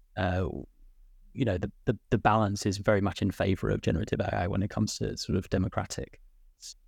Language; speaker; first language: English; native; English